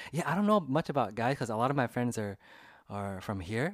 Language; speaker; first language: English; early bilingual, other home language; Vietnamese